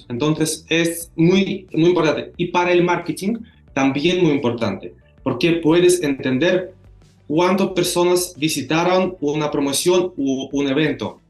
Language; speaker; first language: Spanish; non-native, fluent; Russian